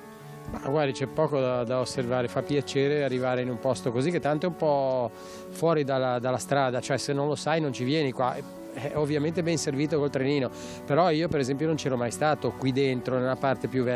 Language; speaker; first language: Italian; native; Italian